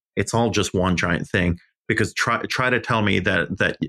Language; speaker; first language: English; early bilingual, other home language; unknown